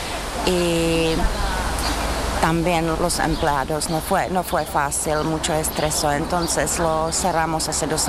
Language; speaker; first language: Spanish; non-native, fluent; Czech